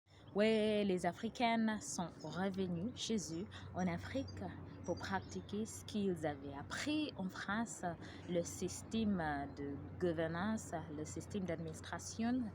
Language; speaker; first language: French; non-native, learner; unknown